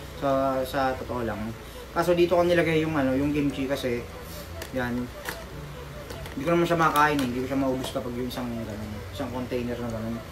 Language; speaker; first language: Filipino; native; Filipino